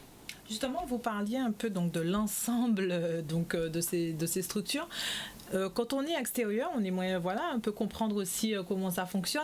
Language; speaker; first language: French; native; French